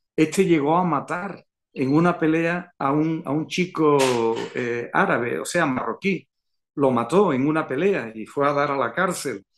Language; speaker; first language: Spanish; native; Spanish